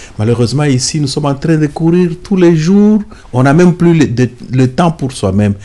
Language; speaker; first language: French; non-native, local second language; Lingala